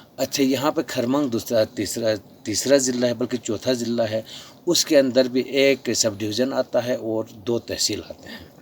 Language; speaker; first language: Urdu; non-native, local second language; Balti